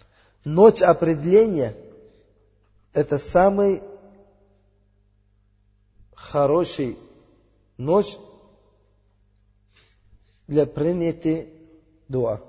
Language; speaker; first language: Russian; non-native, learner; Uzbek